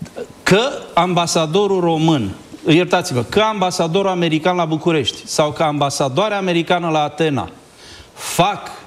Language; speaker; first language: Romanian; native; Romanian